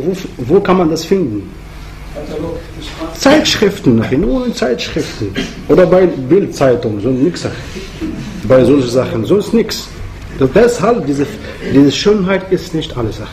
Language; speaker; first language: German; non-native, fluent; Arabic